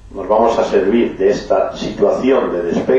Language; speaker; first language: Spanish; native; Spanish